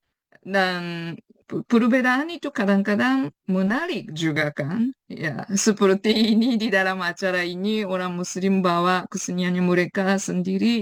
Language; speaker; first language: Indonesian; non-native, fluent; Japanese